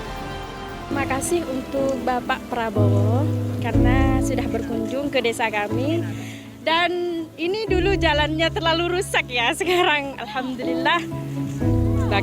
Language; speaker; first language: Indonesian; non-native, local second language; Madurese